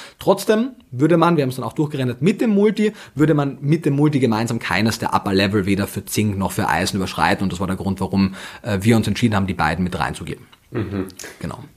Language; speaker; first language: German; native; German